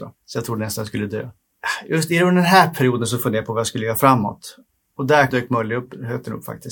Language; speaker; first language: Swedish; native; Swedish